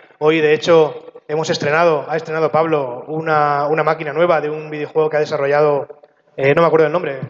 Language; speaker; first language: Spanish; native; Spanish